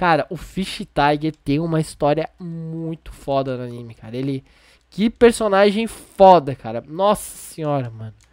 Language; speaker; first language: Portuguese; native; Portuguese